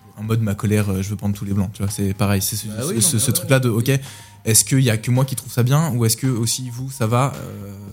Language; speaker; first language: French; native; French